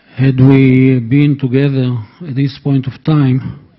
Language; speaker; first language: English; non-native, fluent; Hebrew